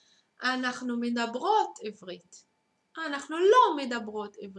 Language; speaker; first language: Hebrew; non-native, fluent; Arabic